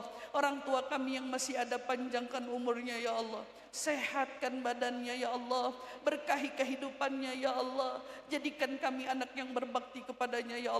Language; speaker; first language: Indonesian; native; Indonesian